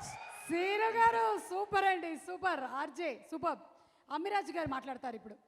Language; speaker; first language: Telugu; native; Telugu